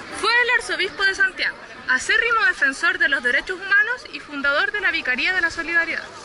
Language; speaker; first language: Spanish; native; Spanish